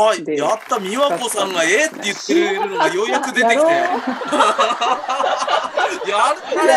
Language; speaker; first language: Japanese; native; Japanese